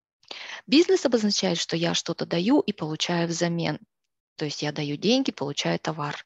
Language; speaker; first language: Russian; native; Russian